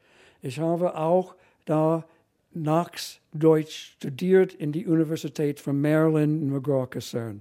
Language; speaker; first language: German; non-native, fluent; English